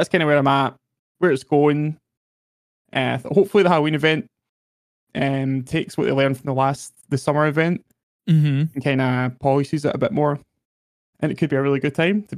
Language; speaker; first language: English; native; English